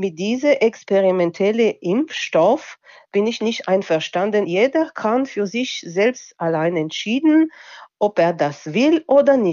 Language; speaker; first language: German; non-native, local second language; Bulgarian